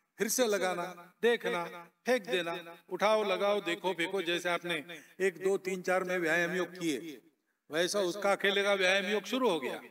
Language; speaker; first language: Hindi; non-native, local second language; Marathi